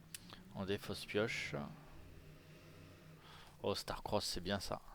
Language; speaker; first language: French; native; French